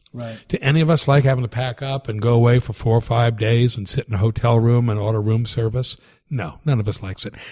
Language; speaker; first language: English; native; English